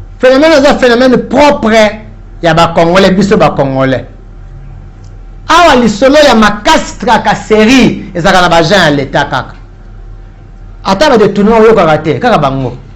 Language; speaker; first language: Lingala; native; Lingala